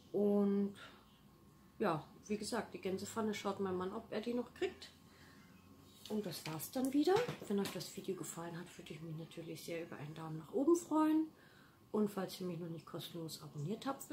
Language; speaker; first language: German; native; German